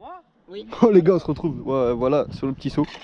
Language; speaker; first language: French; native; French